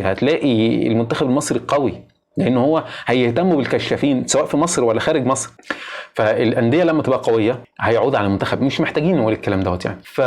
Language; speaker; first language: Arabic; native; Arabic